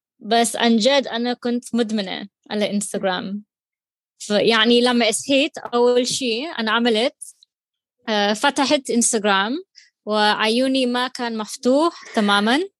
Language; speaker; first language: Arabic; non-native, learner; English